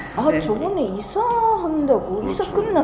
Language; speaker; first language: Korean; non-native, fluent; Japanese